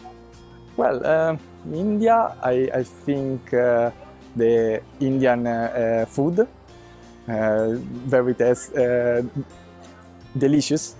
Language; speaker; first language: English; non-native, fluent; Italian